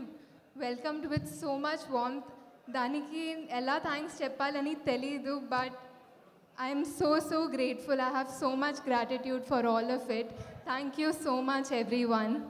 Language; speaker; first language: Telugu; non-native, fluent; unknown